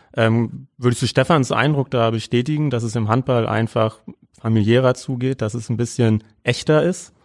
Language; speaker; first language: German; native; German